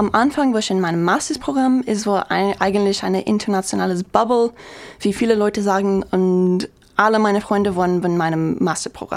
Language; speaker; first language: German; non-native, fluent; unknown